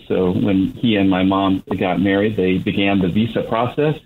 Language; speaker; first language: English; native; English